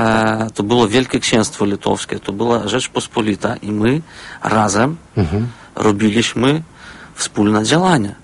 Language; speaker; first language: Polish; non-native, fluent; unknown